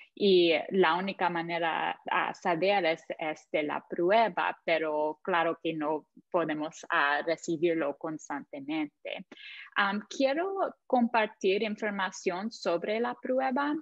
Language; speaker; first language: Spanish; non-native, fluent; English